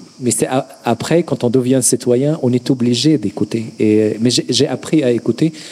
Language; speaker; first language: French; non-native, fluent; Arabic